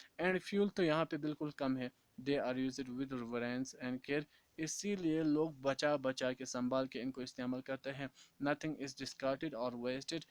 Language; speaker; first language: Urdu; non-native, local second language; Kashmiri